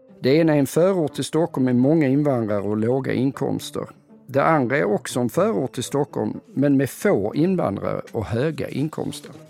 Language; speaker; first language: Swedish; native; Swedish